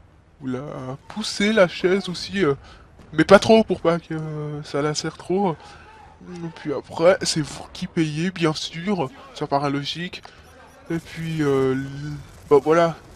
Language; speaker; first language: French; native; French